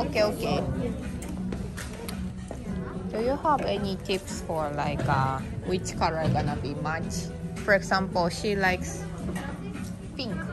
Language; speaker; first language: English; non-native, fluent; Japanese